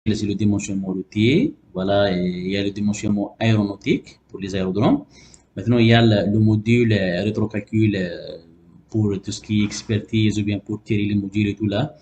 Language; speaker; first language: French; non-native, local second language; Arabic